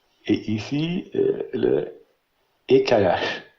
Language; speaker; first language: French; non-native, learner; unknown